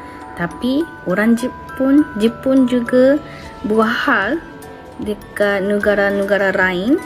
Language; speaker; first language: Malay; non-native, fluent; Japanese